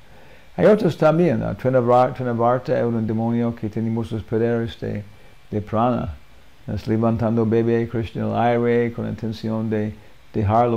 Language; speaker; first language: Spanish; non-native, learner; English